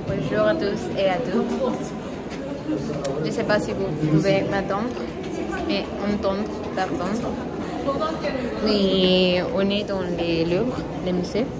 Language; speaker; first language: French; non-native, learner; Spanish